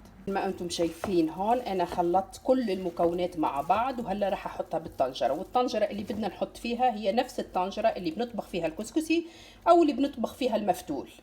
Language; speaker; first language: Arabic; native; Arabic